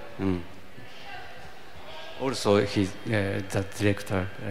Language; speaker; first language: English; non-native, learner; Japanese